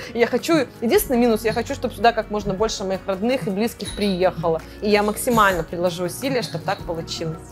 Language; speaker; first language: Russian; native; Russian